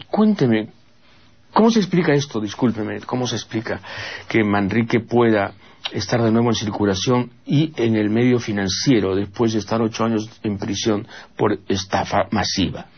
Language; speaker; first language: Spanish; native; Spanish